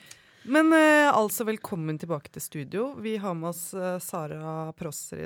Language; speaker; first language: Norwegian; native; Norwegian